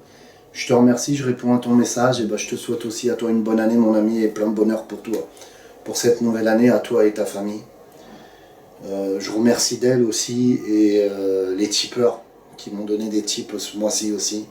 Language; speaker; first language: French; native; French